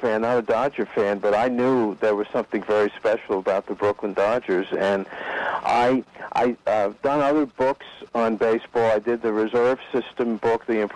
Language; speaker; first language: English; native; English